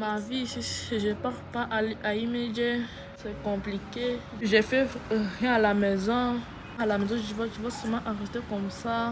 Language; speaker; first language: French; non-native, learner; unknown